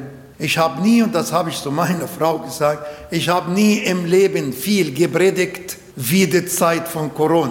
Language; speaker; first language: German; non-native, learner; Arabic